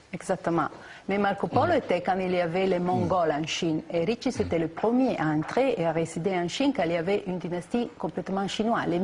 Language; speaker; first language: French; non-native, fluent; Italian